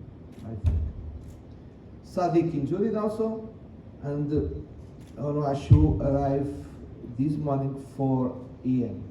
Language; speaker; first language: English; non-native, learner; Portuguese